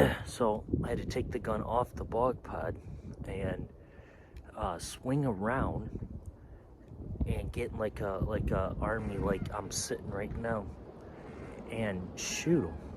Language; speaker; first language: English; native; English